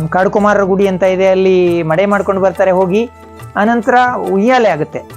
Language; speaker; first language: Kannada; native; Kannada